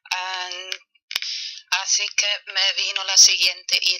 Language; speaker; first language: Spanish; non-native, learner; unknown